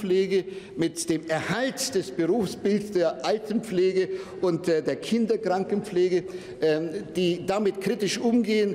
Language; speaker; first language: German; native; German